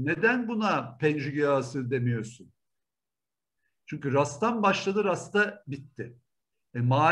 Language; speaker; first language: Turkish; native; Turkish